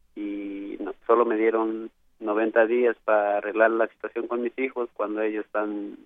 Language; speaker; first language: Spanish; native; Spanish